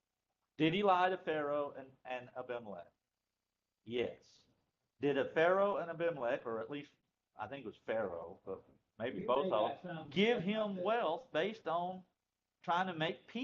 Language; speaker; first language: English; native; English